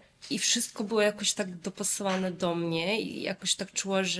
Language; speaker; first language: Polish; non-native, fluent; Russian